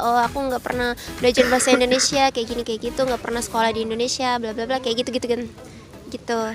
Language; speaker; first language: Indonesian; early bilingual, heritage; Indonesian